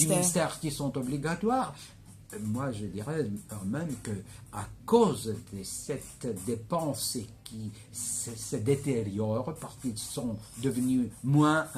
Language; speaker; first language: French; non-native, fluent; Greek